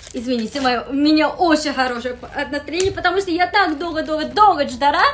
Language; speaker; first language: Russian; non-native, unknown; Japanese